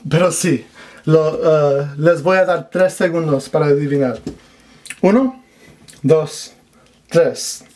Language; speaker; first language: Spanish; non-native, learner; English